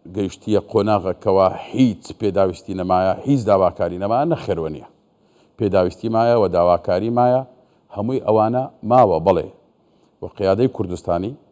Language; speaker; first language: Central Kurdish; non-native, local second language; Assyrian Neo-Aramaic